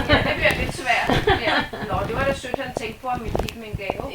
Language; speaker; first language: Danish; native; Danish